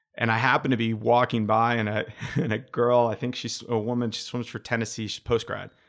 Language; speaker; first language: English; native; English